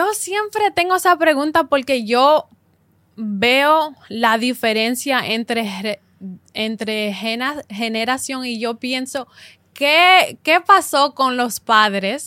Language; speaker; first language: Spanish; early bilingual, heritage; Spanish